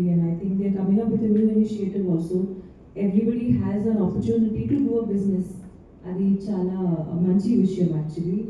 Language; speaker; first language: Telugu; non-native, learner; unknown